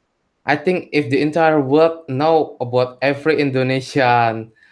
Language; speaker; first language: English; non-native, learner; Indonesian